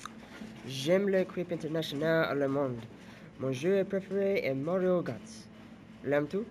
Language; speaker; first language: French; non-native, learner; English